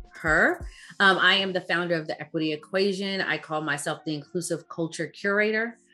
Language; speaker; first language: English; native; English